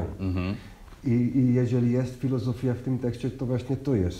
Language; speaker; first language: Polish; non-native, fluent; Hungarian